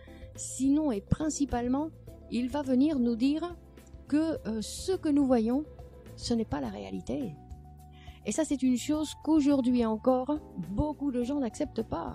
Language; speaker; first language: French; native; French